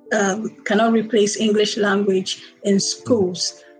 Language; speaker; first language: English; non-native, local second language; Igbo